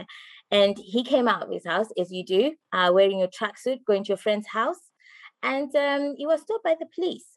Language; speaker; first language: English; non-native, local second language; Shona